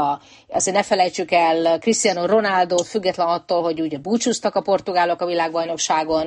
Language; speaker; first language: Hungarian; native; Hungarian